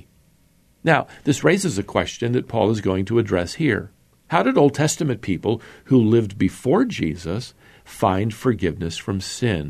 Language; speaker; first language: English; native; English